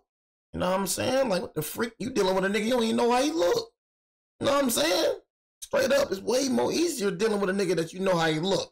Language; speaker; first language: English; native; English